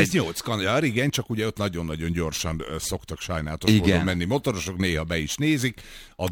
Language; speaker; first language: Hungarian; native; Hungarian